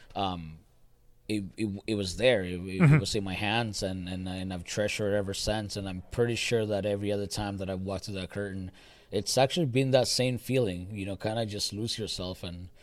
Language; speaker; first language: English; early bilingual, other home language; Spanish